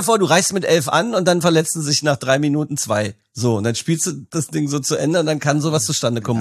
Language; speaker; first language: German; native; German